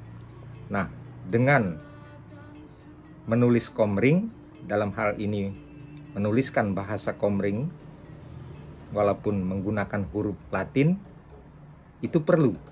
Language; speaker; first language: Indonesian; non-native, local second language; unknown